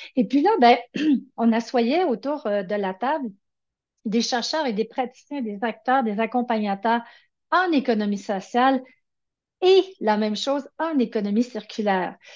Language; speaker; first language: French; native; French